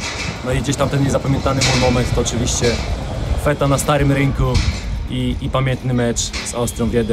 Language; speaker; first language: Polish; native; Polish